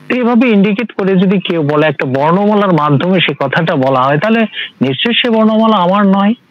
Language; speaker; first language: Bangla; non-native, local second language; Santali